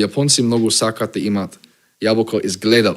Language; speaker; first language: Macedonian; non-native, learner; English